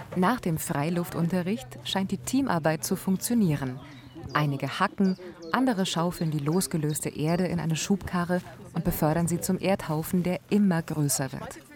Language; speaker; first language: German; native; German